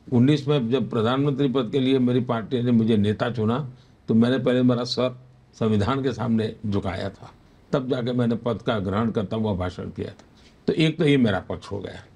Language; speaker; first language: Hindi; non-native, local second language; Gujarati